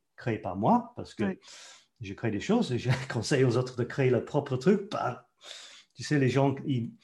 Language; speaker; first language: French; non-native, fluent; English